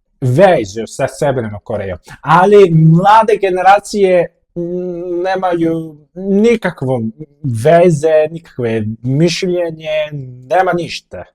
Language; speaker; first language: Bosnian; non-native, fluent; Korean